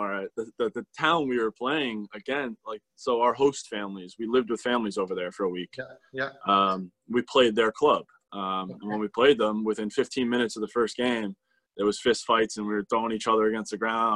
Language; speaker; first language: English; native; English